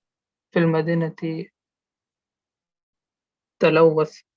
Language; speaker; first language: Arabic; non-native, learner; English